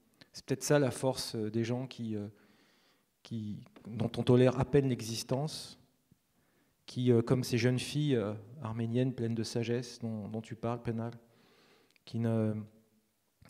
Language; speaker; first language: French; native; French